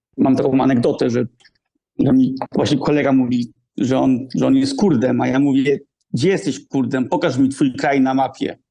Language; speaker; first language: Polish; early bilingual, heritage; Polish